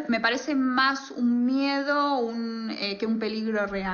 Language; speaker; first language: Spanish; native; Spanish